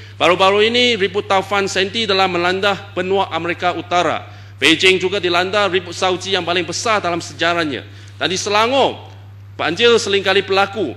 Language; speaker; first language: Malay; non-native, local second language; Chinese